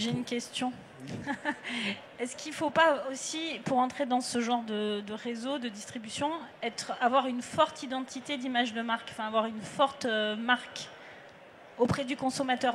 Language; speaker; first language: French; native; French